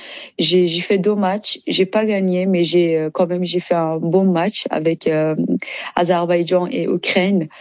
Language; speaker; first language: French; non-native, learner; Persian